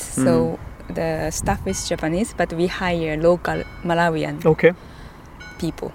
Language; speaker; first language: English; non-native, fluent; Japanese